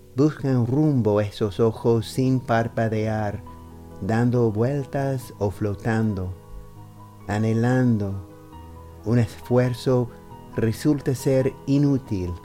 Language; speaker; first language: Spanish; non-native, fluent; English